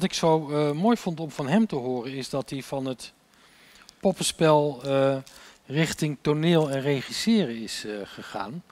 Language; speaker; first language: Dutch; native; Dutch